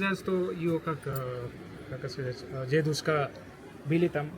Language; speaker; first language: Russian; non-native, learner; Hindi